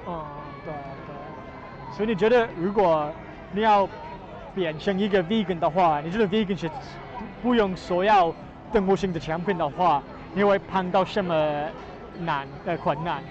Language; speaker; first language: Chinese; non-native, learner; English